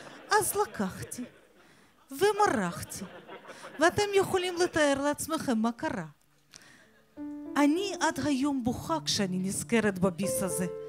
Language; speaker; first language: Hebrew; non-native, fluent; Russian